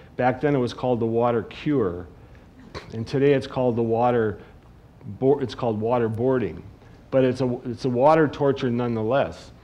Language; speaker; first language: English; native; English